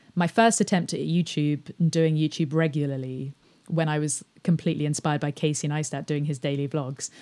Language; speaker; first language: English; native; English